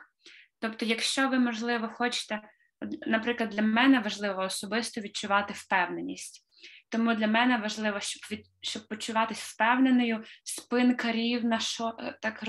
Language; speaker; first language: Ukrainian; native; Ukrainian